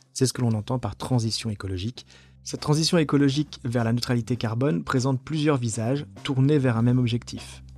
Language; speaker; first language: French; native; French